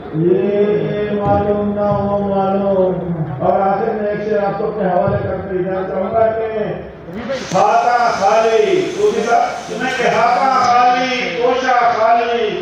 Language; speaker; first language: Urdu; native; Urdu